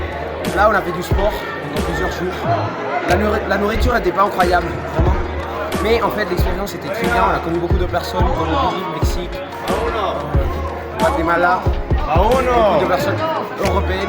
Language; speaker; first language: French; non-native, fluent; Spanish